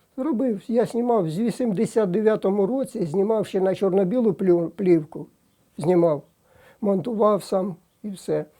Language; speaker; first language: Ukrainian; native; Ukrainian